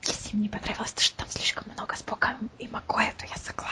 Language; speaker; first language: Russian; native; Russian